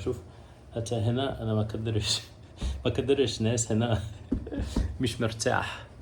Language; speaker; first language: Arabic; non-native, learner; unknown